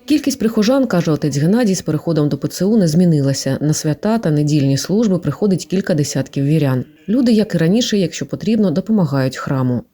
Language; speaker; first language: Ukrainian; native; Ukrainian